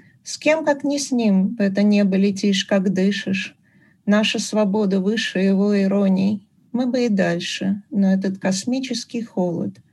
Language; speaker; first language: Russian; native; Russian